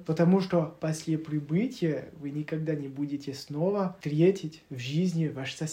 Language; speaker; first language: Russian; non-native, learner; French